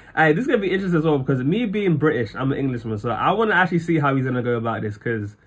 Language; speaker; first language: English; native; English